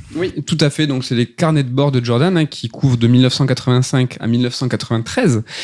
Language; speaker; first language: French; native; French